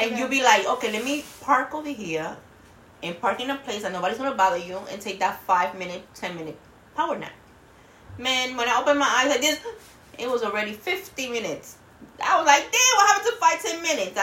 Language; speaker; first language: English; non-native, fluent; Spanish